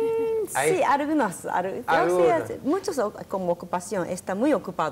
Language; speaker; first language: Spanish; non-native, learner; Japanese